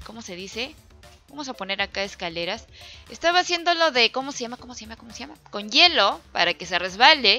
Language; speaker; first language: Spanish; native; Spanish